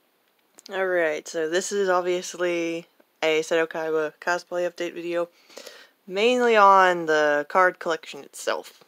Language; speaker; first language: English; native; English